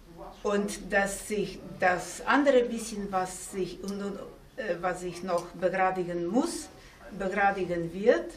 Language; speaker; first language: German; non-native, fluent; Slovenian